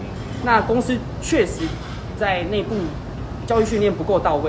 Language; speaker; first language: Chinese; native; Chinese